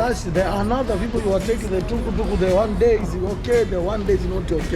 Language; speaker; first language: English; non-native, learner; Swahili